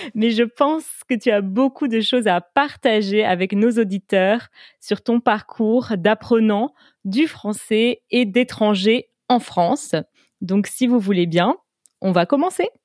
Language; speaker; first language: French; native; French